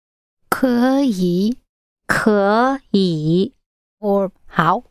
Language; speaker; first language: Chinese; non-native, learner; English